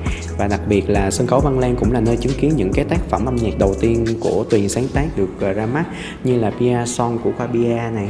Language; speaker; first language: Vietnamese; native; Vietnamese